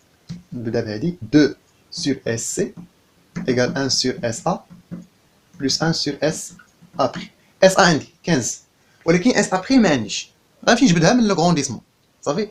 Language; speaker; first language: Arabic; native; Arabic